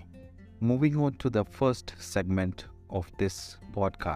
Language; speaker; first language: English; non-native, local second language; Punjabi